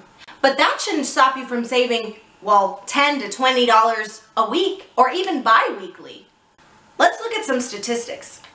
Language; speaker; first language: English; native; English